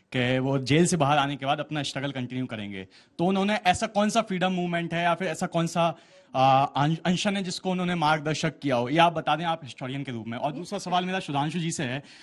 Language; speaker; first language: Hindi; native; Hindi